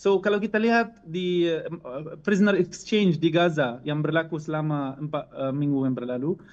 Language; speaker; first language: Indonesian; non-native, fluent; Arabic